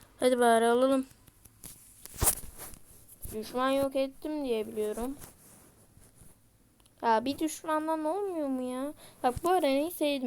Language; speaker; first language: Turkish; native; Turkish